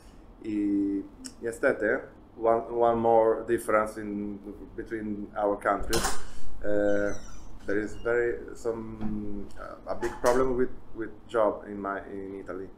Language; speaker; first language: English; non-native, learner; Italian